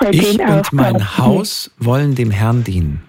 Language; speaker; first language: German; native; German